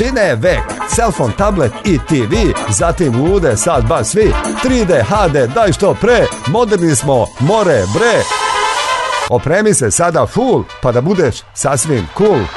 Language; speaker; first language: Serbian; native; Serbian